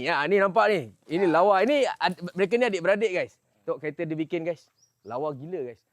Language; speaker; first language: Malay; native; Malay